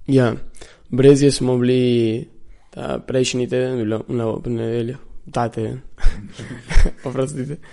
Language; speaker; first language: Slovenian; early bilingual, heritage; Slovenian